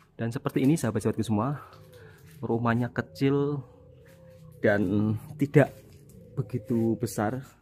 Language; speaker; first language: Indonesian; native; Indonesian